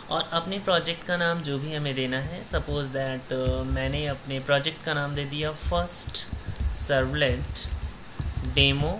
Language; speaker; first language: Hindi; native; Hindi